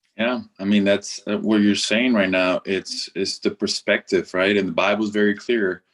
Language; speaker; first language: English; non-native, fluent; Spanish